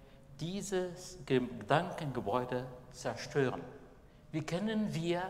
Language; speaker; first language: German; non-native, fluent; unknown